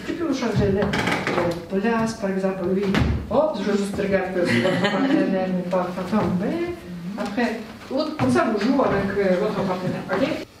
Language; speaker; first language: French; non-native, learner; Russian